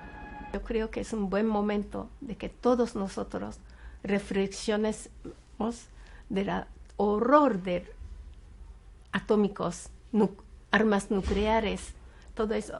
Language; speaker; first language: Spanish; non-native, fluent; Japanese